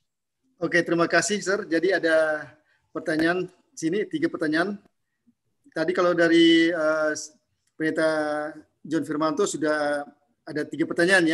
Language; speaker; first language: Indonesian; native; Indonesian